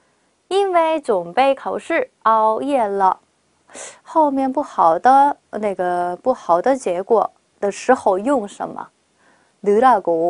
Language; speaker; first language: Chinese; non-native, fluent; Korean